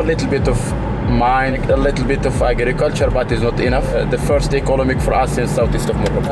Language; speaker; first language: English; non-native, fluent; Central Atlas Tamazight